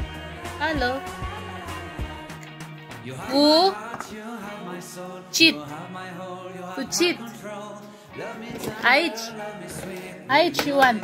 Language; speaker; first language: Romanian; non-native, learner; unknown